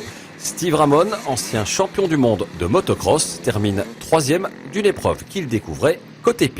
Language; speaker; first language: French; native; French